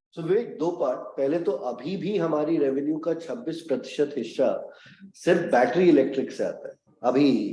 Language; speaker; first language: Hindi; native; Hindi